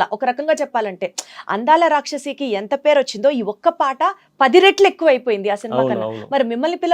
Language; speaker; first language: Telugu; native; Telugu